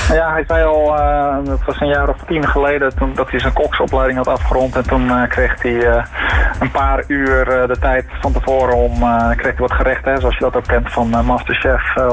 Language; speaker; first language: Dutch; native; Dutch